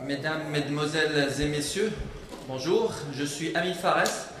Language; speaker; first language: French; non-native, local second language; Arabic